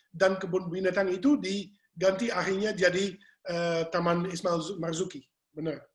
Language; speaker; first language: Indonesian; non-native, fluent; English